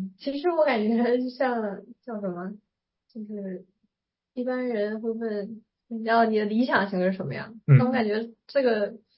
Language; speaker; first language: Chinese; native; Chinese